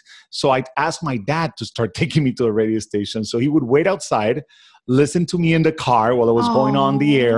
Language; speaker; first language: English; non-native, fluent; Spanish